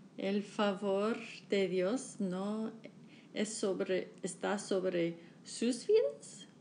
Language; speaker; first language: Spanish; non-native, learner; English